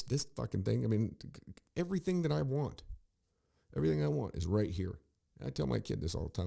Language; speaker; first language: English; native; English